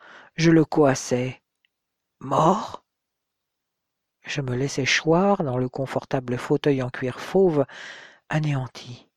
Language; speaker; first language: French; native; French